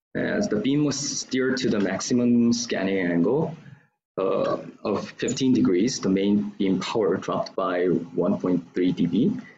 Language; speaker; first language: English; non-native, fluent; Korean